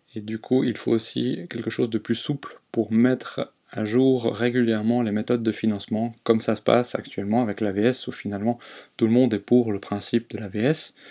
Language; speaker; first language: French; native; French